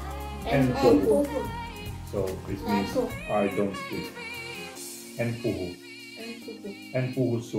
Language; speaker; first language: English; non-native, fluent; Russian